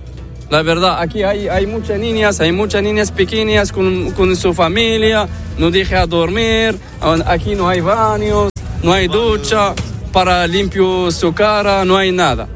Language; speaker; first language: Spanish; non-native, learner; Arabic